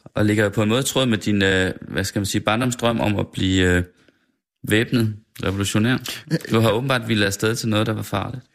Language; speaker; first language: Danish; native; Danish